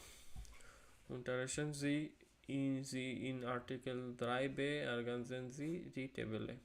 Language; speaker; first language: German; non-native, learner; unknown